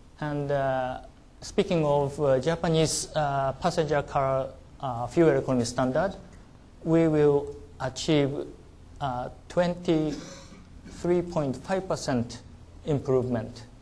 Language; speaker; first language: English; non-native, learner; Japanese